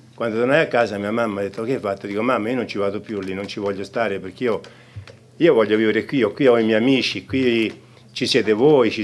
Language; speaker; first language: Italian; native; Italian